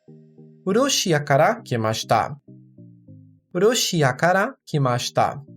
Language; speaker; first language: Japanese; non-native, learner; Portuguese